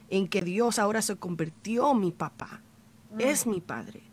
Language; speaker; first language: Spanish; early bilingual, heritage; Spanish